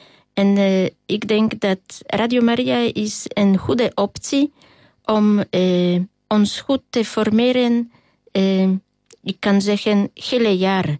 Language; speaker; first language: Dutch; non-native, fluent; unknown